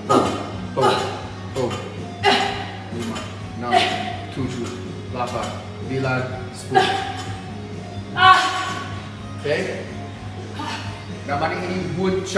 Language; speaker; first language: Indonesian; non-native, fluent; English